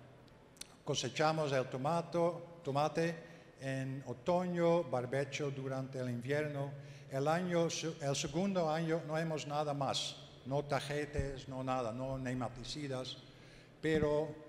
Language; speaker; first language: Spanish; non-native, learner; Dutch